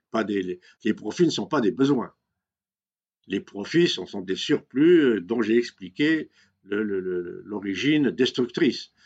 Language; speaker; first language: French; non-native, local second language; Kabyle